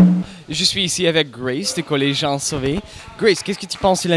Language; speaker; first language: French; non-native, local second language; English